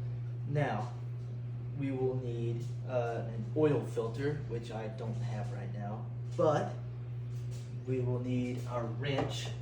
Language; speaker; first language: English; native; English